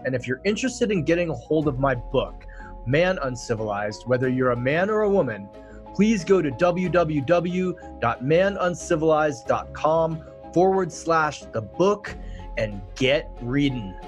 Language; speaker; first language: English; native; English